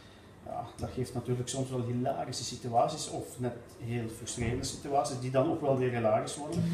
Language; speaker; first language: Dutch; native; Dutch